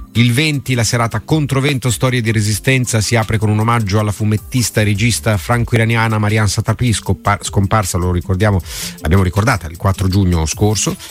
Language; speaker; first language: Italian; native; Italian